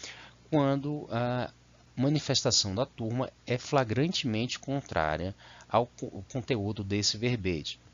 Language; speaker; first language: Portuguese; native; Portuguese